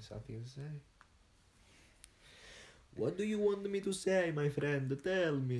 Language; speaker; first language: English; non-native, fluent; Italian